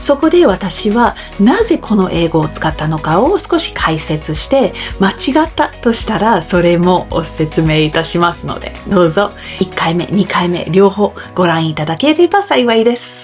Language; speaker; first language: Japanese; non-native, fluent; English